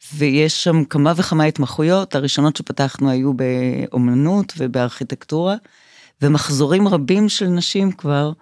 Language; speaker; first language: Hebrew; native; Hebrew